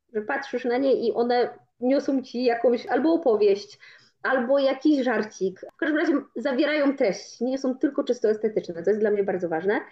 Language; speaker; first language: Polish; native; Polish